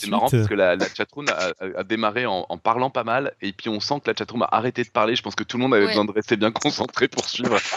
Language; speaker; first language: French; native; French